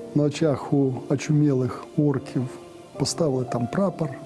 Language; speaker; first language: Ukrainian; native; Ukrainian